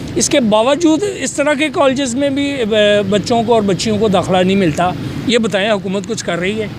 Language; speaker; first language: Urdu; non-native, local second language; Punjabi